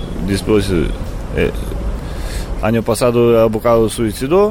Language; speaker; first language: Spanish; non-native, learner; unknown